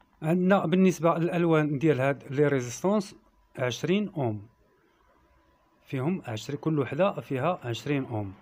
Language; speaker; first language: Arabic; native; Arabic